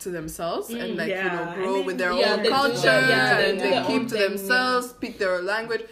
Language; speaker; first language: English; non-native, local second language; Kinyarwanda